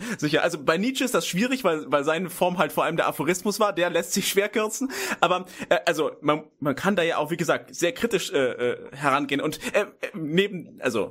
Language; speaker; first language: German; native; German